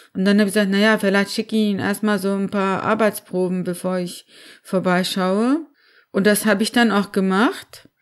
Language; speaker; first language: German; early bilingual, other home language; Turkish